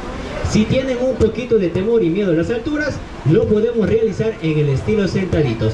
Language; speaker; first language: Spanish; native; Spanish